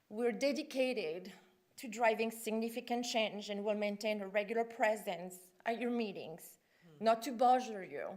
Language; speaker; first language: English; non-native, fluent; French